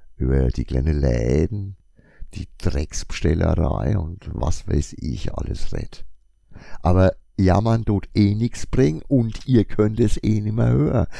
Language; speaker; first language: German; native; German